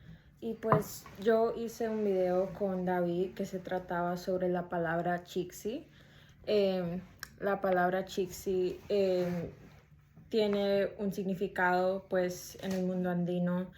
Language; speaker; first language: Spanish; early bilingual, heritage; Spanish